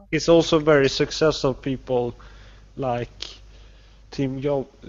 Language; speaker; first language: English; non-native, learner; Swedish